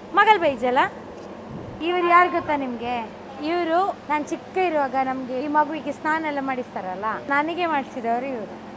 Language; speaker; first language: Kannada; non-native, local second language; Konkani